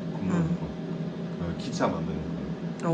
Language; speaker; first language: Korean; non-native, learner; French